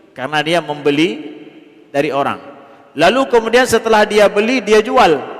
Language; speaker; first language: Malay; non-native, local second language; Achinese